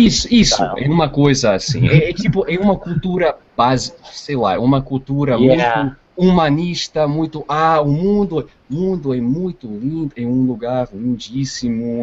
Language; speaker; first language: Portuguese; non-native, fluent; English